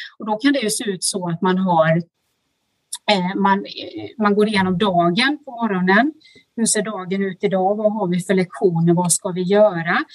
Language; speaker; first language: Swedish; native; Swedish